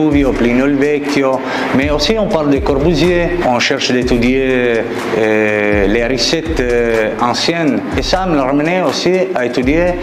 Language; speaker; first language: French; non-native, fluent; Italian